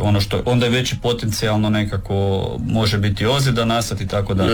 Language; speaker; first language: Serbian; native; Serbian